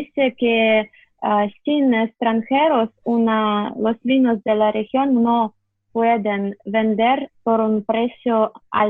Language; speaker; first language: Spanish; non-native, fluent; Russian